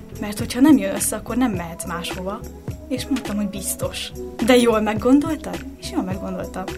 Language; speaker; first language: Hungarian; native; Hungarian